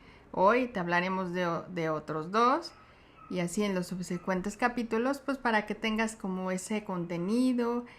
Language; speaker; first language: Spanish; native; Spanish